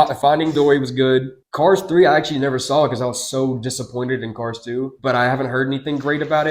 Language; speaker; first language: English; native; English